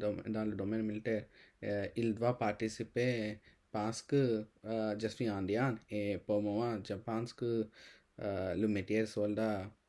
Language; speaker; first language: French; non-native, learner; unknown